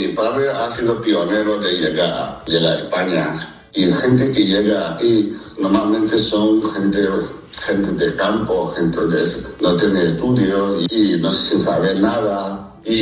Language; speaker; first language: Spanish; non-native, fluent; Chinese